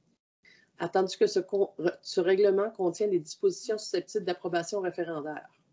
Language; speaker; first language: French; native; French